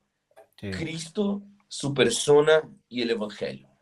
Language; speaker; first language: Spanish; non-native, fluent; Portuguese